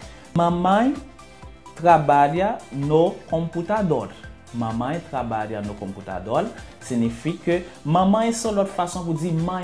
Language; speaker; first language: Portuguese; non-native, fluent; Haitian Creole